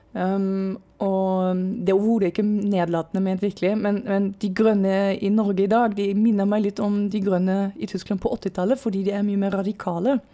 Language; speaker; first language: Norwegian; non-native, fluent; German